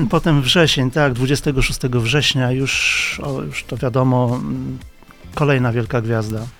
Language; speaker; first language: Polish; native; Polish